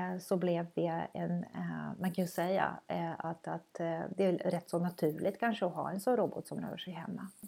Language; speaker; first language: Swedish; non-native, fluent; Croatian